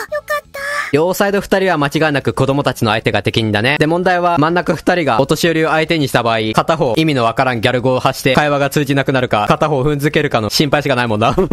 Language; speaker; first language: Japanese; native; Japanese